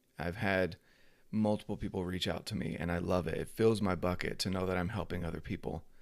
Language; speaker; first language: English; native; English